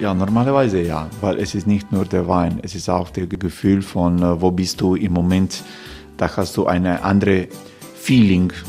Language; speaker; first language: German; non-native, learner; Croatian